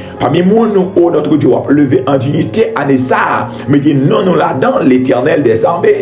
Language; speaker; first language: French; non-native, local second language; Haitian Creole